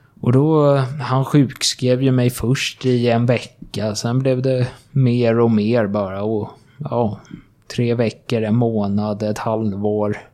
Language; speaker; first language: Swedish; native; Swedish